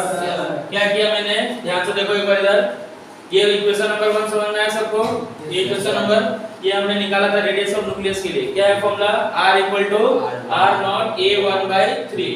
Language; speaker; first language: Hindi; native; Hindi